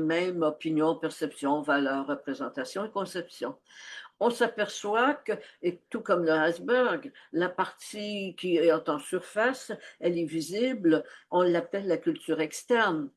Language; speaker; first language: French; native; French